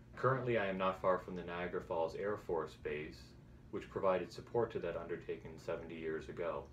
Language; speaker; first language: English; native; English